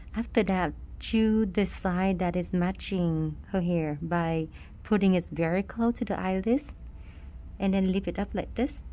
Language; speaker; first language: English; non-native, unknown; Vietnamese